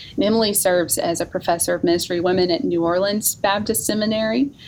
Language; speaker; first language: English; native; English